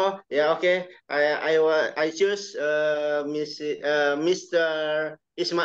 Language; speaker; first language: English; non-native, learner; Indonesian